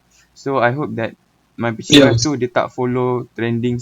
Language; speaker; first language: English; non-native, learner; Malay